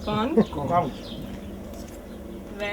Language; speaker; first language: Hebrew; native; Hebrew